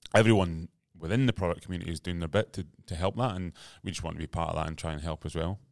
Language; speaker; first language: English; native; English